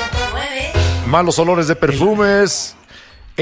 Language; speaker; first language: Spanish; native; Spanish